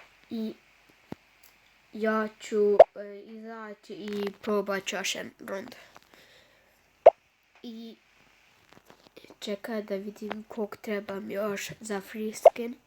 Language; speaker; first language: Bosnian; early bilingual, heritage; Bosnian